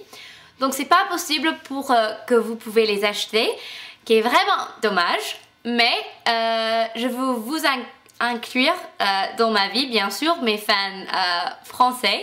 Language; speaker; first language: French; non-native, fluent; English